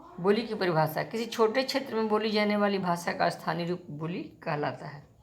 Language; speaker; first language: Hindi; native; Hindi